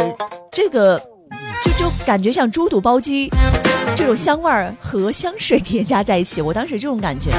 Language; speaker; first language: Chinese; native; Chinese